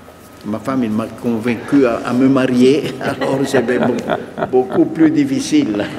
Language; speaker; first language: French; non-native, fluent; Italian